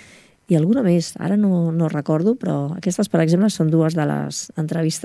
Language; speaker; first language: Catalan; native; Catalan